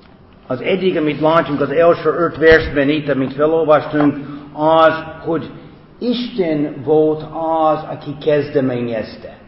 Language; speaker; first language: Hungarian; non-native, fluent; English